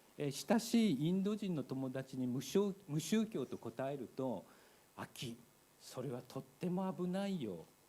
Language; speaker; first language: Japanese; native; Japanese